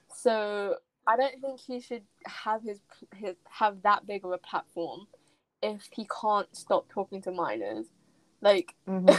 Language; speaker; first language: English; native; English